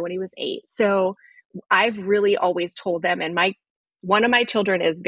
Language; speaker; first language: English; native; English